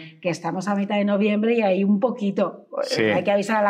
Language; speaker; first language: Spanish; native; Spanish